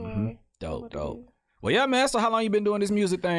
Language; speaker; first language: English; native; English